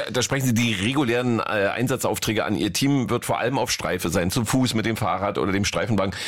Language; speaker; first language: German; native; German